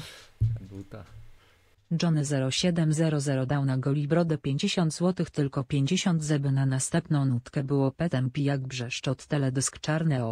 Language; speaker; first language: Polish; native; Polish